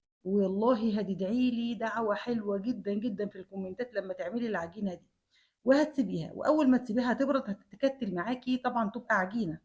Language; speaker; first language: Arabic; native; Arabic